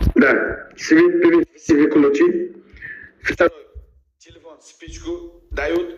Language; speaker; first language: Russian; non-native, learner; Uzbek